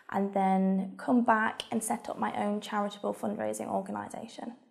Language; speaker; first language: English; native; English